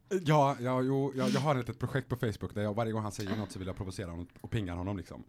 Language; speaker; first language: Swedish; early bilingual, other home language; Arabic